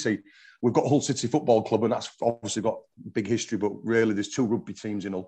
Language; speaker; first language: English; native; English